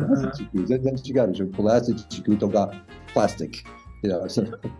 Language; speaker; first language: Japanese; non-native, learner; English